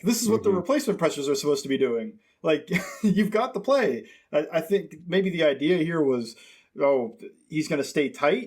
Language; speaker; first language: English; native; English